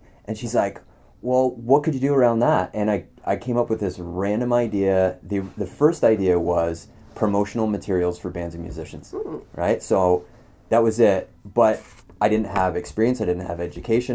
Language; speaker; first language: English; native; English